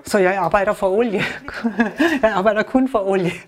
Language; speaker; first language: Danish; non-native, learner; German